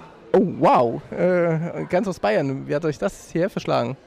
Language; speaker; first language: German; native; German